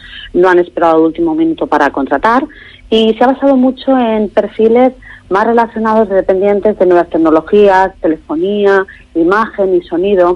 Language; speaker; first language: Spanish; native; Spanish